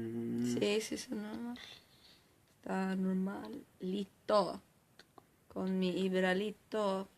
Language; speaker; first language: Spanish; non-native, learner; Swedish